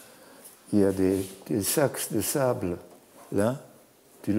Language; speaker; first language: French; non-native, fluent; German